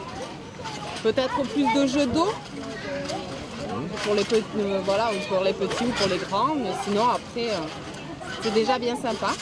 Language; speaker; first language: French; native; French